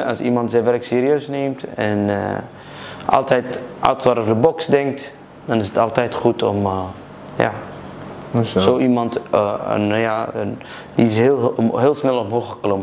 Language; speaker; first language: Dutch; early bilingual, other home language; Somali